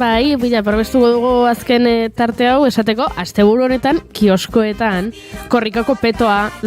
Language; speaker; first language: Basque; native; Basque